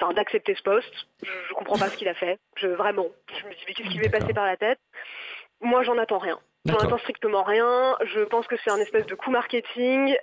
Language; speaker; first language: French; native; French